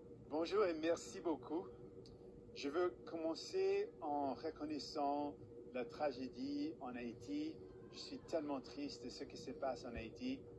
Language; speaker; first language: French; non-native, fluent; English